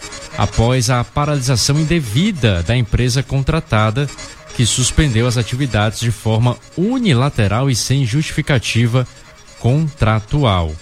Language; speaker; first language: Portuguese; native; Portuguese